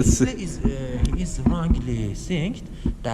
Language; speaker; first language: English; non-native, learner; Persian